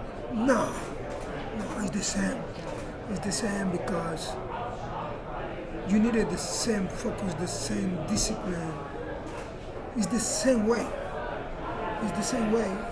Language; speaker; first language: English; non-native, learner; Spanish